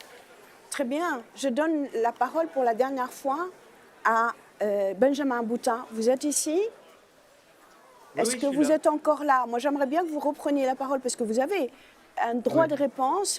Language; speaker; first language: French; native; French